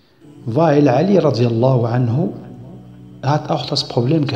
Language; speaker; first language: German; non-native, fluent; Arabic